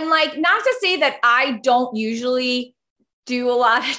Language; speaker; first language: English; early bilingual, other home language; Spanish